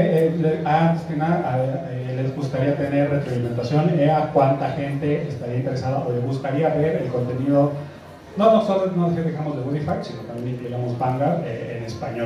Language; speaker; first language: Spanish; native; Spanish